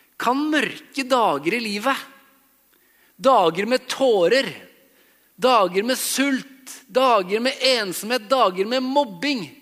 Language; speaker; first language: Norwegian; native; Norwegian